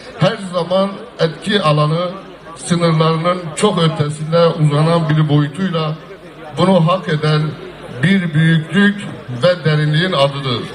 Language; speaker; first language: Turkish; native; Turkish